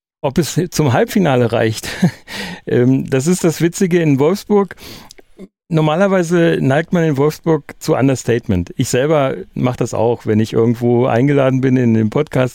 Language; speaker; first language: German; native; German